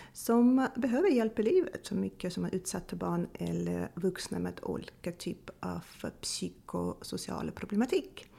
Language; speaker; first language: Swedish; non-native, fluent; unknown